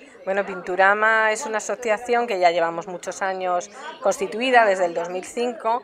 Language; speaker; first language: Spanish; native; Spanish